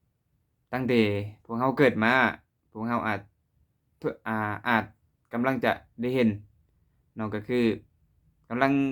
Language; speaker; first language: Thai; non-native, local second language; Lao